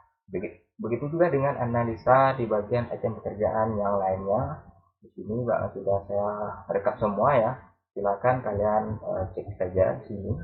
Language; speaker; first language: Indonesian; native; Indonesian